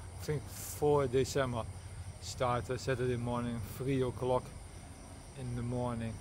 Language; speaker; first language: English; non-native, learner; Dutch